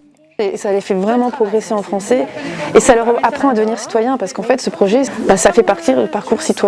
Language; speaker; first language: French; native; French